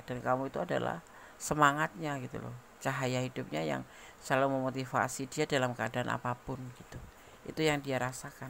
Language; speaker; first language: Indonesian; native; Indonesian